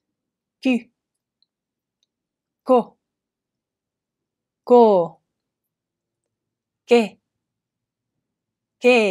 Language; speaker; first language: Greek; non-native, fluent; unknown